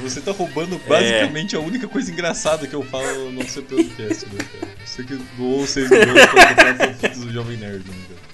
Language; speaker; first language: Portuguese; native; Portuguese